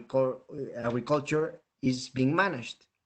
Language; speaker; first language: English; non-native, fluent; Spanish